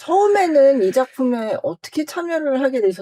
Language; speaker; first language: Korean; native; Korean